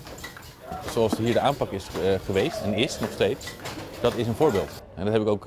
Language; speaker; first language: Dutch; native; Dutch